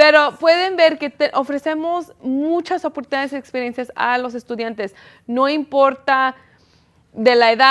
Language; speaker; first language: Spanish; early bilingual, heritage; Spanish